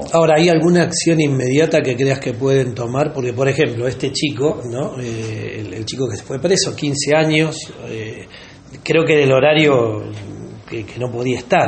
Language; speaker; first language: Spanish; native; Spanish